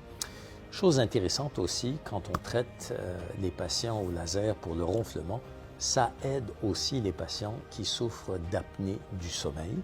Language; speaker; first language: French; native; French